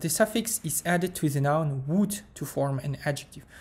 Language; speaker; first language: English; non-native, fluent; Kazakh